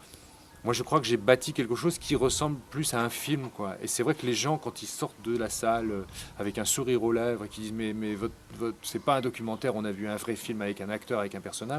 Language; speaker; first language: French; native; French